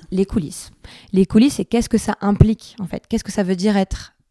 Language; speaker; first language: French; native; French